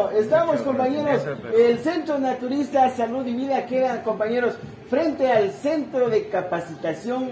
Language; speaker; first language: Spanish; native; Spanish